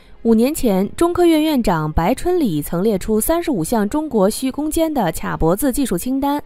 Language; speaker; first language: Chinese; native; Chinese